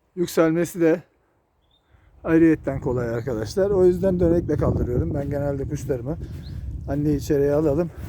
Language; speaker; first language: Turkish; native; Turkish